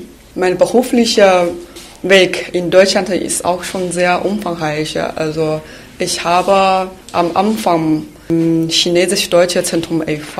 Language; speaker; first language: German; non-native, fluent; Chinese